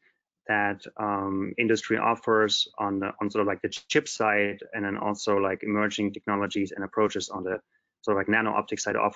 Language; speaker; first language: English; non-native, fluent; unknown